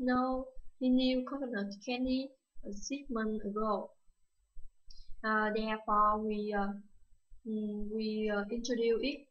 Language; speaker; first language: English; non-native, learner; Vietnamese